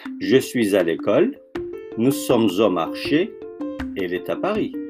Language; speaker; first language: French; non-native, learner; Turkish